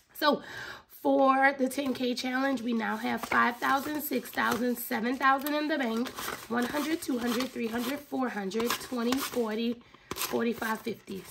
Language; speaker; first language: English; native; English